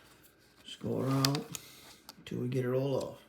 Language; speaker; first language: English; native; English